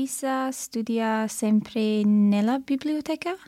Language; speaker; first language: Italian; non-native, learner; English